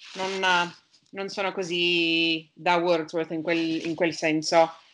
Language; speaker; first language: Italian; non-native, fluent; English